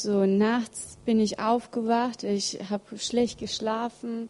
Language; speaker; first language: German; early bilingual, other home language; Russian